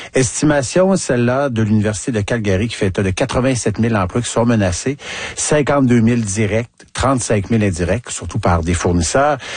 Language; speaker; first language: French; native; French